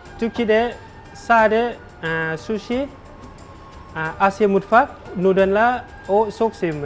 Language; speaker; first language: Turkish; non-native, learner; Thai